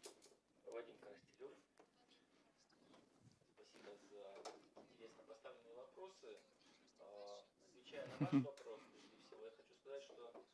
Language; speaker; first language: Russian; native; Russian